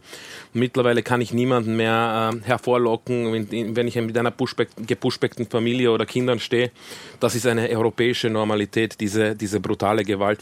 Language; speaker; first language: German; early bilingual, other home language; Croatian